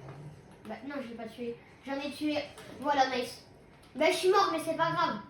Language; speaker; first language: French; native; French